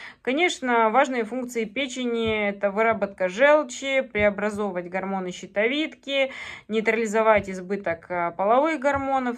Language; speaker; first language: Russian; native; Russian